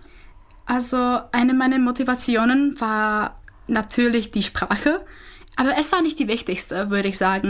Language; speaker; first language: German; non-native, fluent; Czech